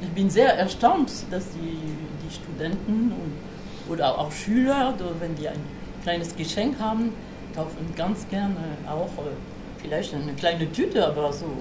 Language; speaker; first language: German; non-native, fluent; French